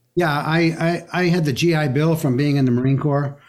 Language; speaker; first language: English; early bilingual, other home language; French